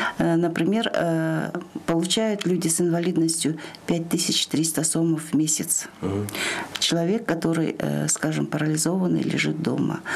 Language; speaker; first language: Russian; non-native, local second language; Kyrgyz